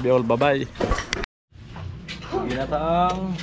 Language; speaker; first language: Filipino; native; Filipino